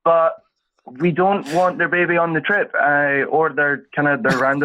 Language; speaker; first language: English; native; English